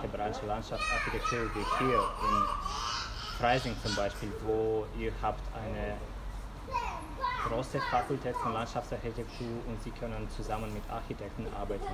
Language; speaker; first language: German; non-native, fluent; Russian